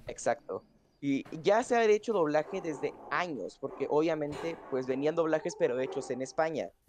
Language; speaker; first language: Spanish; native; Spanish